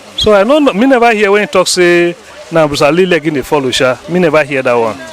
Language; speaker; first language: Nigerian Pidgin; native; Nigerian Pidgin